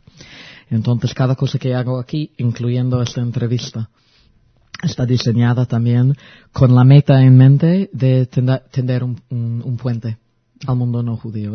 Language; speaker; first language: Spanish; early bilingual, heritage; Spanish